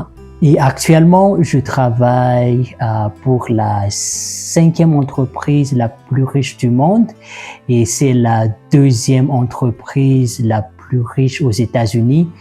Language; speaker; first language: French; non-native, local second language; Malagasy